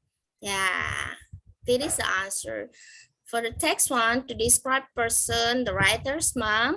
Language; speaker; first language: English; non-native, fluent; Indonesian